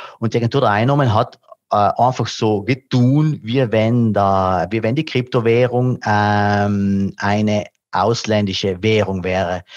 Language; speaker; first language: German; non-native, local second language; Italian